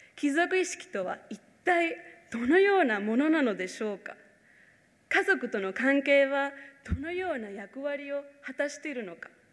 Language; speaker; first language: Japanese; non-native, fluent; Spanish